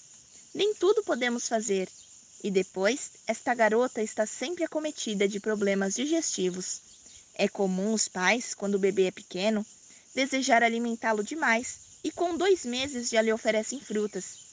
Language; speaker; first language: Portuguese; native; Portuguese